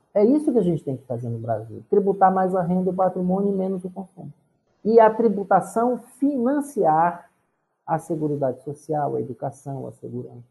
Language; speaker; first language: Portuguese; native; Portuguese